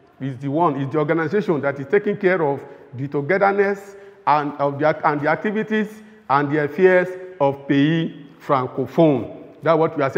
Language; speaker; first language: English; non-native, local second language; Yoruba